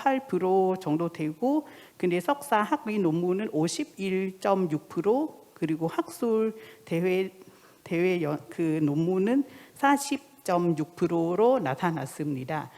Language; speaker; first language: Korean; non-native, fluent; Thai